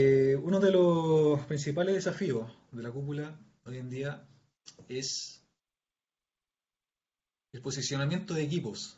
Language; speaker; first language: Spanish; native; Spanish